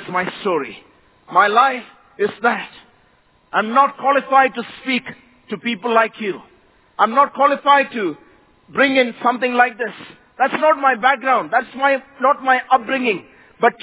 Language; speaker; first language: English; non-native, local second language; Malayalam